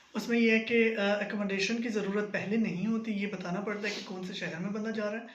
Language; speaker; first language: Urdu; native; Urdu